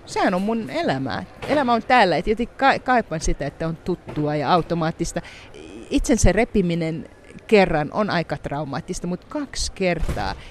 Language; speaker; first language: Finnish; non-native, fluent; Arabic